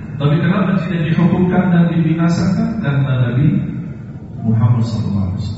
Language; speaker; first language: Indonesian; non-native, fluent; Arabic